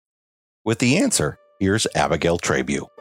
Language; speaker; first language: English; native; English